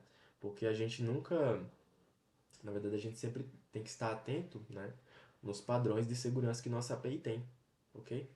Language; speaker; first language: Portuguese; native; Portuguese